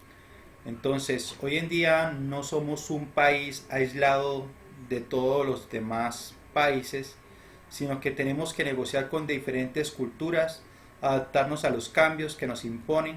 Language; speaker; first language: Spanish; native; Spanish